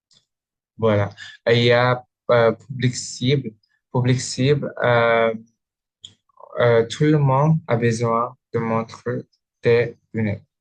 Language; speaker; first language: French; non-native, learner; Indonesian